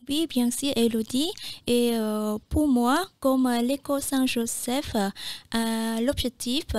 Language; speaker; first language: French; non-native, fluent; Khmer